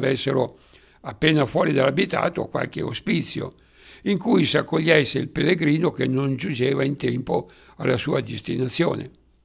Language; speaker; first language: Italian; native; Italian